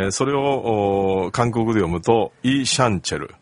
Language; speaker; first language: Japanese; native; Japanese